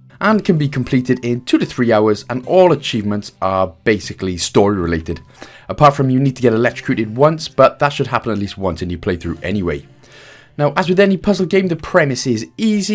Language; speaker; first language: English; native; English